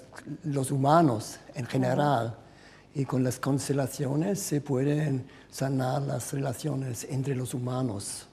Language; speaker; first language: Spanish; non-native, fluent; German